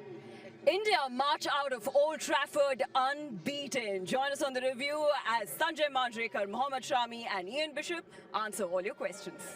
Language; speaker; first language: English; non-native, local second language; Hindi